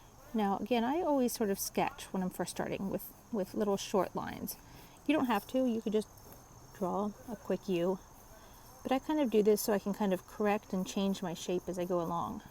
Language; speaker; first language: English; native; English